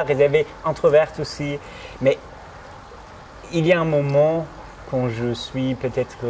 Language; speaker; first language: French; non-native, fluent; German